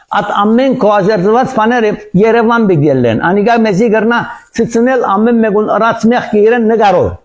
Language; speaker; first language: Armenian; early bilingual, heritage; Armenian